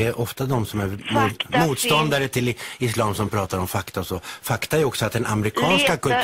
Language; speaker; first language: Swedish; native; Swedish